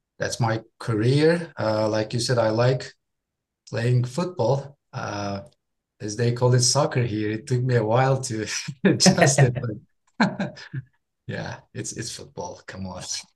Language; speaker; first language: English; non-native, fluent; Turkish